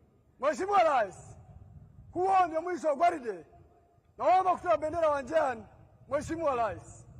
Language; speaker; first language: Swahili; non-native, local second language; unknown